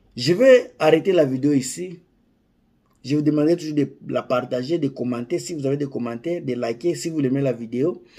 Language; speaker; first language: French; non-native, local second language; Lingala